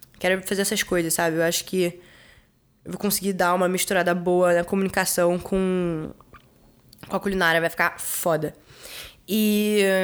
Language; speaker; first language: Portuguese; early bilingual, heritage; Portuguese